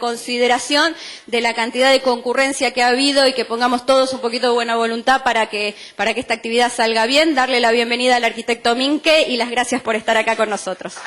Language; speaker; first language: Spanish; native; Spanish